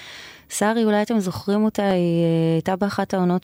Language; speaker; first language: Hebrew; native; Hebrew